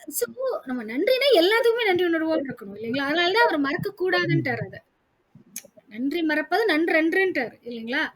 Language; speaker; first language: Tamil; non-native, local second language; Hindi